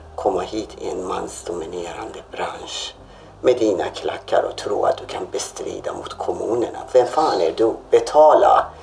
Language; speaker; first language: Swedish; non-native, fluent; Persian